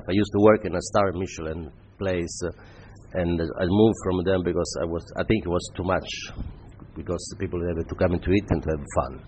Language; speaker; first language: English; non-native, fluent; Italian